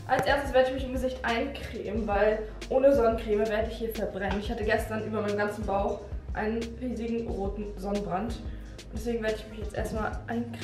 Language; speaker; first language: German; native; German